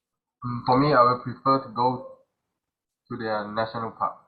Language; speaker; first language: English; non-native, learner; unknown